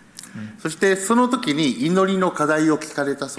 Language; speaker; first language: Japanese; early bilingual, heritage; Japanese